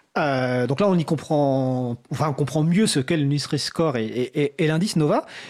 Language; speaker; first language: French; native; French